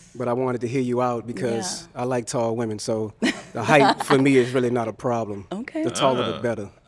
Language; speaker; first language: English; native; English